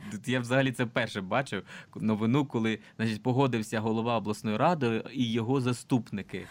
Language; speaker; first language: Ukrainian; non-native, local second language; Russian